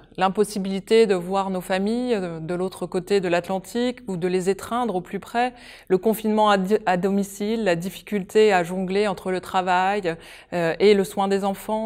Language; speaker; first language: French; native; French